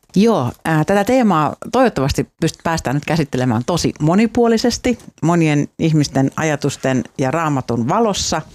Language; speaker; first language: Finnish; native; Finnish